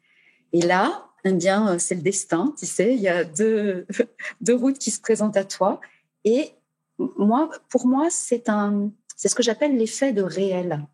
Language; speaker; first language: French; native; French